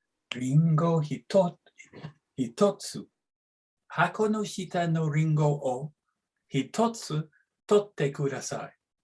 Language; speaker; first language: Japanese; non-native, learner; English